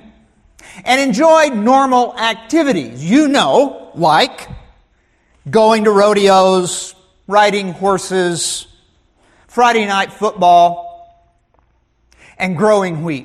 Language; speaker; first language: English; native; English